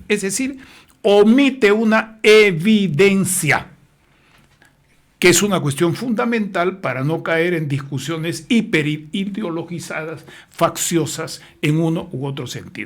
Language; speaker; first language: Spanish; native; Spanish